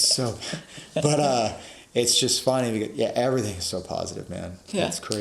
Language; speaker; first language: English; native; English